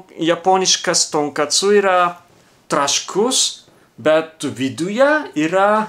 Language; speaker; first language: Lithuanian; non-native, learner; Japanese